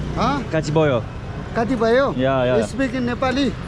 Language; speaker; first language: English; native; English